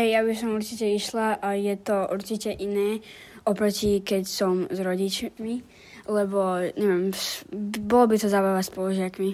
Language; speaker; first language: Slovak; early bilingual, heritage; Slovak